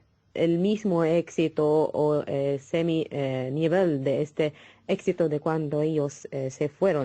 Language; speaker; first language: Spanish; non-native, fluent; Arabic